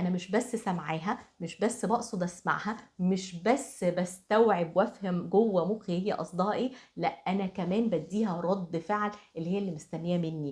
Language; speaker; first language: Arabic; native; Arabic